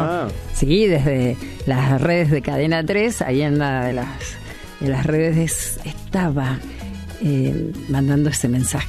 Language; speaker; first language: Spanish; native; Spanish